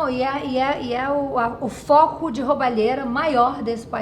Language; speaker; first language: Portuguese; native; Portuguese